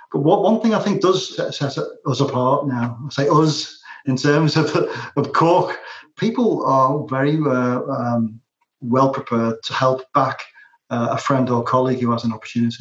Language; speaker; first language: English; native; English